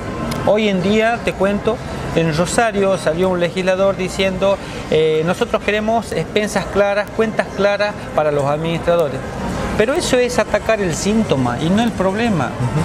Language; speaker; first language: Spanish; native; Spanish